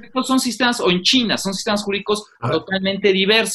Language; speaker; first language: Spanish; native; Spanish